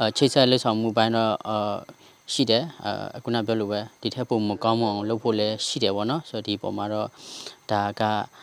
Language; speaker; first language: Burmese; non-native, local second language; S'gaw Karen